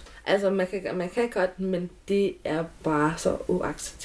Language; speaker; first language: Danish; non-native, local second language; Kalaallisut